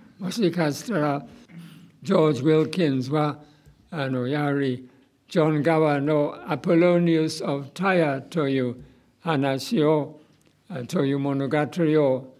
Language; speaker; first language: Japanese; non-native, fluent; English